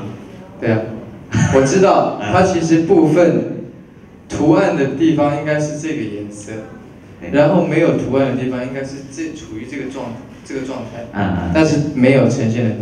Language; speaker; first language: Chinese; native; Chinese